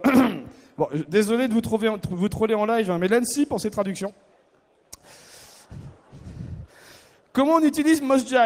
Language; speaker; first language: French; native; French